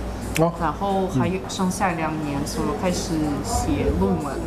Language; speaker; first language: Chinese; non-native, fluent; Russian